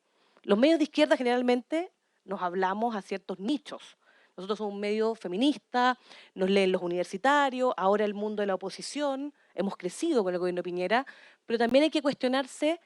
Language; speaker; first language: Spanish; native; Spanish